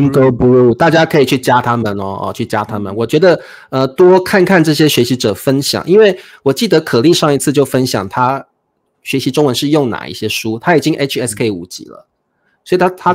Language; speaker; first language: Chinese; native; Chinese